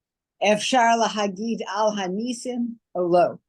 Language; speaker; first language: Hebrew; non-native, learner; English